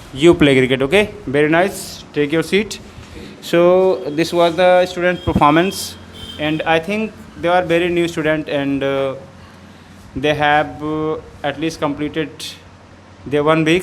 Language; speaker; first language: English; non-native, learner; Hindi